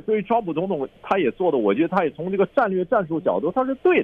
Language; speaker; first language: Chinese; native; Chinese